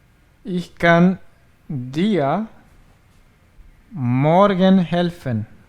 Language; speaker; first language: German; non-native, fluent; Spanish